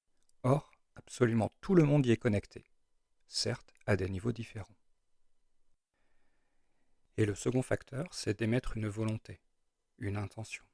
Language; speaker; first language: French; native; French